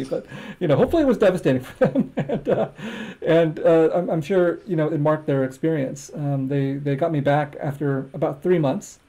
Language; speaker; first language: English; native; English